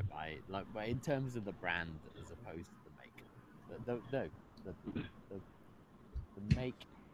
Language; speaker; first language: English; native; English